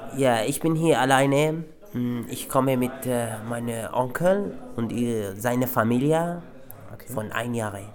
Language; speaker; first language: German; non-native, learner; Arabic